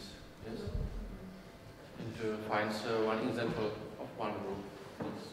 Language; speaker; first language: English; non-native, learner; Czech